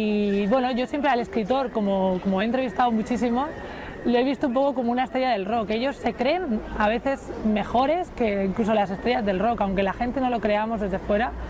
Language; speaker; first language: Spanish; native; Spanish